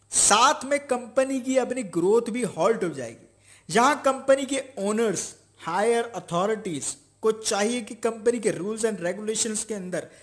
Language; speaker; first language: Urdu; native; Urdu